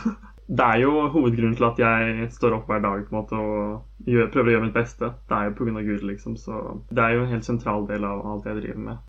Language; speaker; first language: Norwegian; native; Norwegian